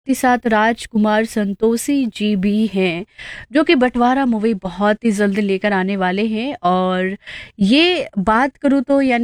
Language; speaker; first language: Hindi; native; Hindi